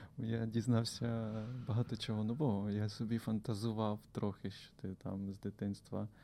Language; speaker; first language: Ukrainian; native; Ukrainian